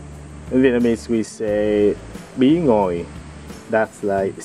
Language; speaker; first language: English; non-native, fluent; Vietnamese